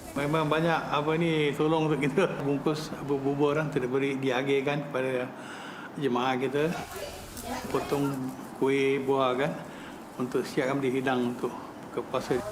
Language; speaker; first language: Malay; native; Malay